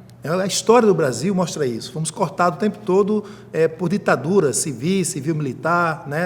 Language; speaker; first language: Portuguese; native; Portuguese